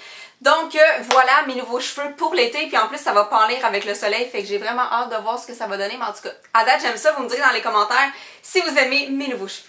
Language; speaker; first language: French; native; French